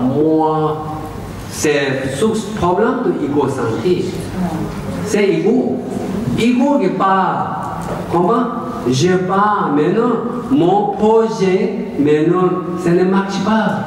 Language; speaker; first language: French; non-native, learner; Tibetan